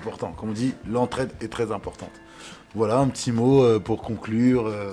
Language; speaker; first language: French; native; French